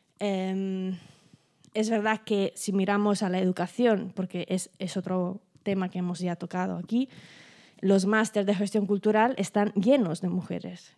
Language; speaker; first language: Spanish; non-native, fluent; Italian